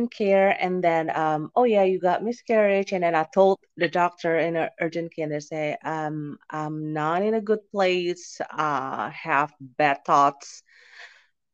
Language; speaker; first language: English; non-native, fluent; Indonesian